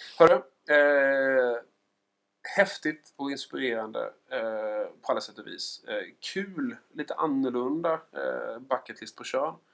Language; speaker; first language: Swedish; native; Swedish